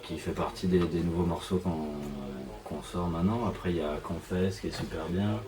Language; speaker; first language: French; native; French